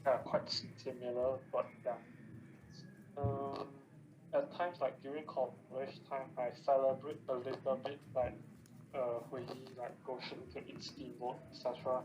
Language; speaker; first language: English; non-native, learner; Japanese